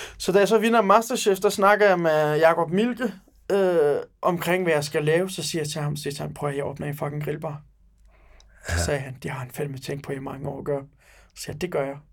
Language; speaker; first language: Danish; early bilingual, other home language; Turkish